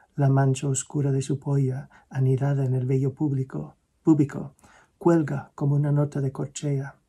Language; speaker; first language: Spanish; non-native, fluent; English